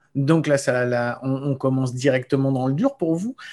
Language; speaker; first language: French; native; French